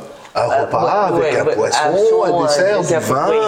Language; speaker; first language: French; native; French